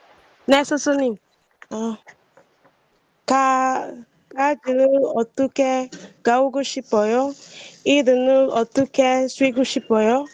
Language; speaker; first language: Korean; non-native, learner; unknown